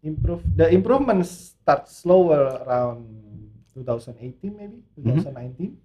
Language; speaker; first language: English; non-native, learner; Indonesian